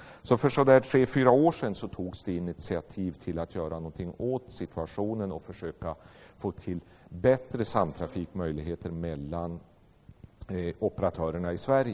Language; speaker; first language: Swedish; native; Swedish